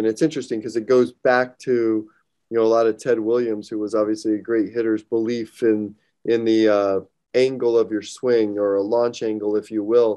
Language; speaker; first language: English; native; English